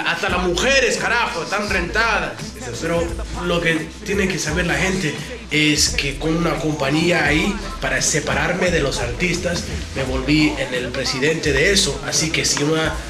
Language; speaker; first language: Spanish; early bilingual, heritage; Spanish